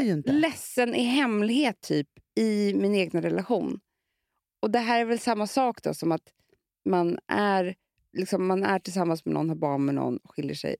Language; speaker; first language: Swedish; native; Swedish